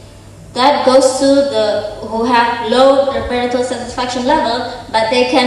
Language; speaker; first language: English; non-native, fluent; Indonesian